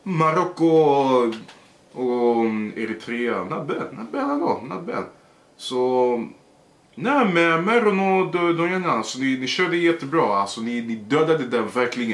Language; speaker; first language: Swedish; early bilingual, other home language; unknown